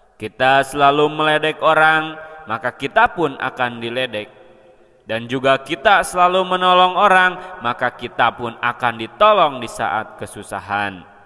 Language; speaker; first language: Indonesian; non-native, local second language; Sundanese